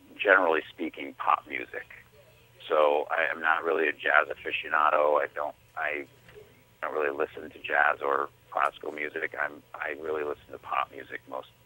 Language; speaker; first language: English; native; English